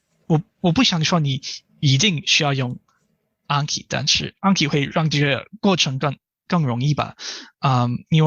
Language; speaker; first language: Chinese; non-native, fluent; English